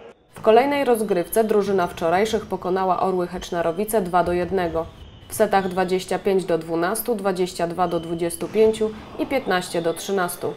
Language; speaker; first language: Polish; native; Polish